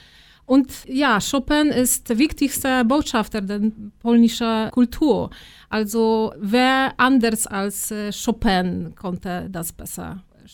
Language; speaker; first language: German; non-native, fluent; Polish